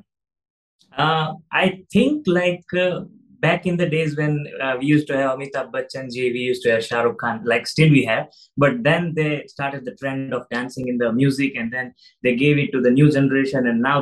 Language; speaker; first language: English; non-native, local second language; Gujarati